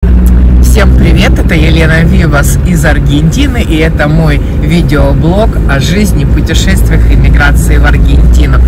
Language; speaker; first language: Russian; native; Russian